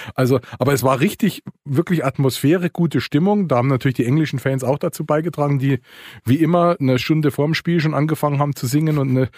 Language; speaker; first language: German; native; German